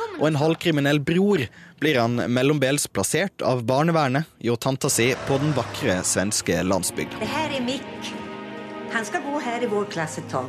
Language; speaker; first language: Norwegian; native; Norwegian